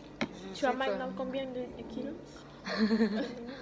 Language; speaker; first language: French; non-native, learner; Vietnamese